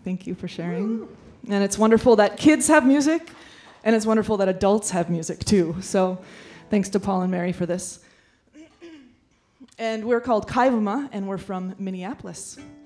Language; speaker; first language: English; native; English